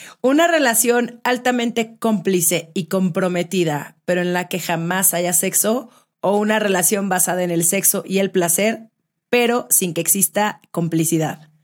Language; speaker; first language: Spanish; native; Spanish